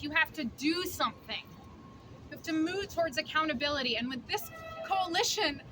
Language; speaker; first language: English; native; English